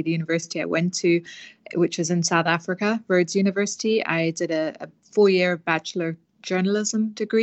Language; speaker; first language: English; native; English